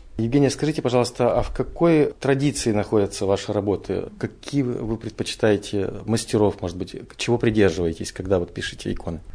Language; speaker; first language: Russian; native; Russian